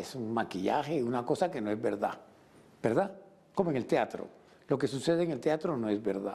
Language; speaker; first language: Spanish; native; Spanish